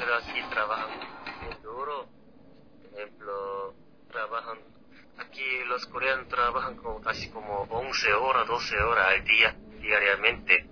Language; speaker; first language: Spanish; non-native, fluent; Korean